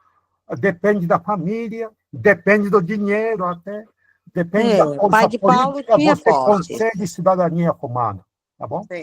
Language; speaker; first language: Portuguese; non-native, fluent; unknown